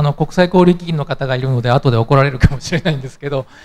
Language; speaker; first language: Japanese; native; Japanese